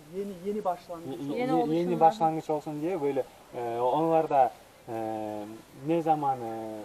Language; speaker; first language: Turkish; non-native, local second language; Kyrgyz